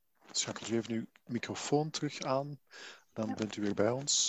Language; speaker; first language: Dutch; native; Dutch